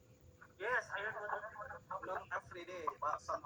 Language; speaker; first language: English; non-native, learner; Indonesian